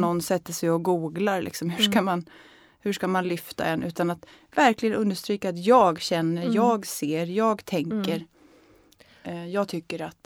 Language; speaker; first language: Swedish; native; Swedish